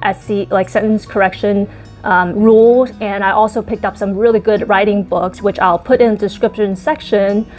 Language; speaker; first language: English; early bilingual, other home language; Chinese